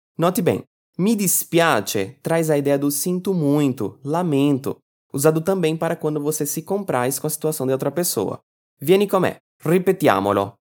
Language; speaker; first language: Portuguese; native; Portuguese